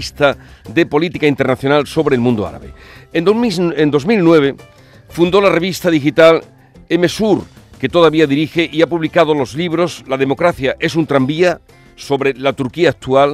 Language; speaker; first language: Spanish; native; Spanish